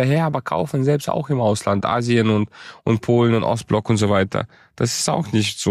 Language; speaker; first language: German; early bilingual, other home language; Romanian